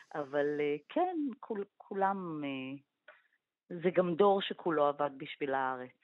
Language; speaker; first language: Hebrew; native; Hebrew